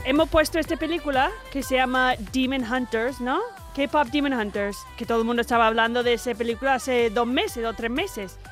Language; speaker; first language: Spanish; non-native, fluent; English